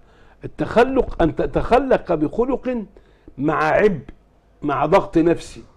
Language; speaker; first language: Arabic; native; Arabic